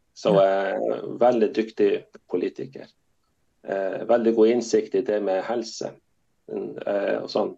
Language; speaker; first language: Norwegian; native; Norwegian